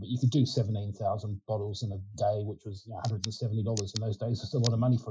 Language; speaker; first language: English; early bilingual, other home language; Ukrainian